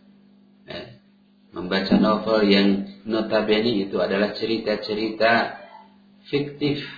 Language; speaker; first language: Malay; non-native, local second language; Sundanese